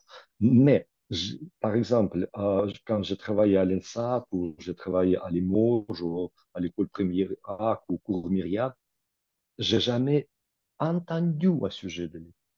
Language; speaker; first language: French; non-native, fluent; Russian